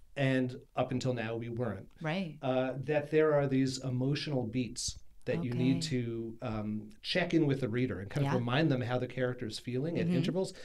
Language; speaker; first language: English; native; English